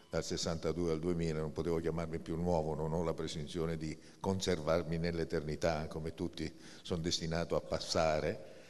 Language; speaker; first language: Italian; native; Italian